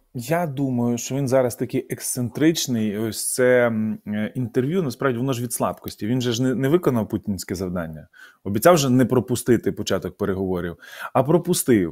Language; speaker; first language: Ukrainian; native; Ukrainian